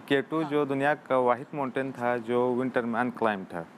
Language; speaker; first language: Urdu; native; Urdu